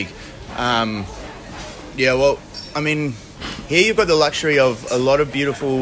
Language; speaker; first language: English; native; English